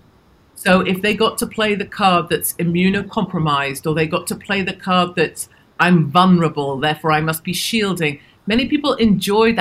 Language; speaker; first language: English; native; English